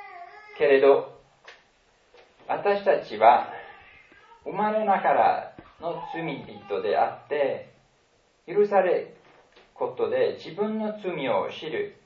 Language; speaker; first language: Japanese; non-native, fluent; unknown